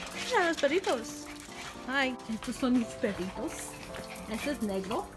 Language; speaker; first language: Spanish; early bilingual, heritage; Spanish